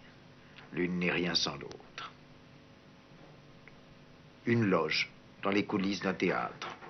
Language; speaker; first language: French; native; French